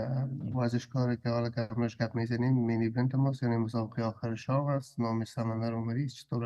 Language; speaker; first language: Persian; early bilingual, heritage; Persian